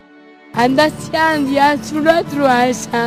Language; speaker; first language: Italian; non-native, learner; Spanish